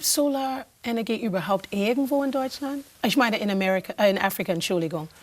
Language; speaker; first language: German; non-native, fluent; English